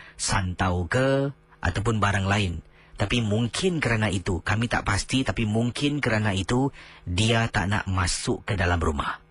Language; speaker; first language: Malay; native; Malay